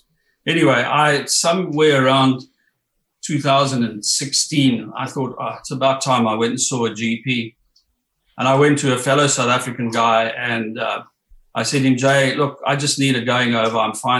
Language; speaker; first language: English; native; English